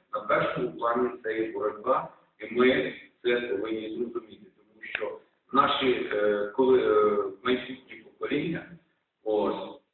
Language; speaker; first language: Ukrainian; native; Ukrainian